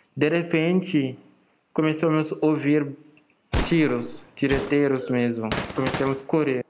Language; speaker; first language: Portuguese; non-native, fluent; Wolof